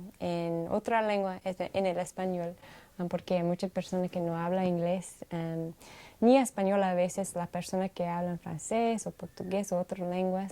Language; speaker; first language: Spanish; non-native, learner; English